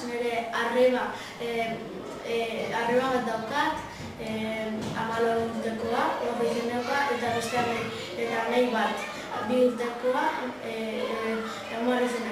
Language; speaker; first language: Basque; early bilingual, other home language; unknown